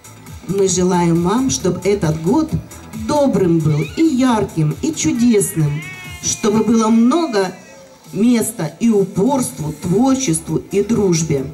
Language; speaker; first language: Russian; native; Russian